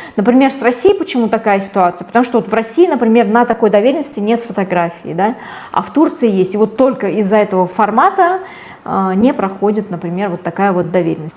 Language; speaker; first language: Russian; native; Russian